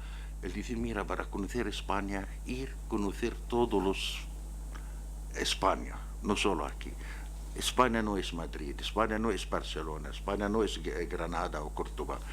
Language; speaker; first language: Spanish; non-native, learner; Arabic